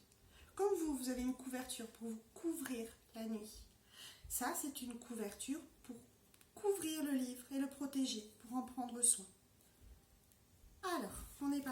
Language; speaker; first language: French; native; French